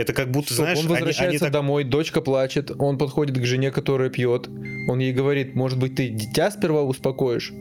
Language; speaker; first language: Russian; native; Russian